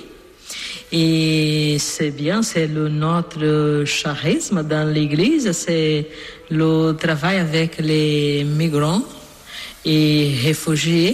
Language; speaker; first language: French; non-native, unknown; Portuguese